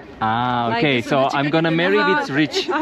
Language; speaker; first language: English; non-native, learner; Turkish